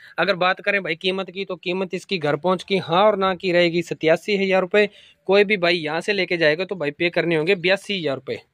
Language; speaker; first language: Hindi; non-native, local second language; Punjabi